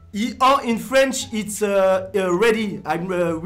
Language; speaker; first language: English; non-native, learner; French